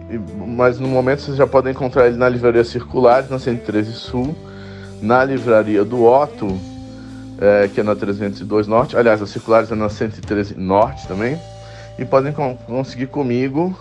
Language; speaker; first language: Portuguese; native; Portuguese